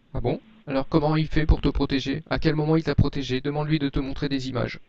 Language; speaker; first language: French; native; French